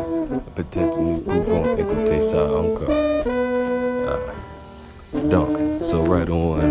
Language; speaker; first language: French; non-native, learner; English